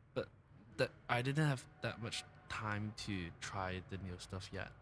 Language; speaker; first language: English; non-native, local second language; Cantonese